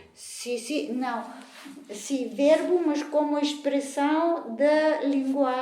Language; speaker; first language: Portuguese; non-native, fluent; Bulgarian